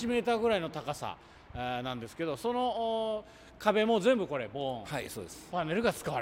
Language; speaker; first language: Japanese; native; Japanese